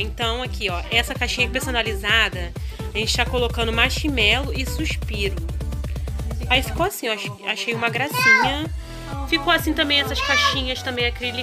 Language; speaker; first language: Portuguese; native; Portuguese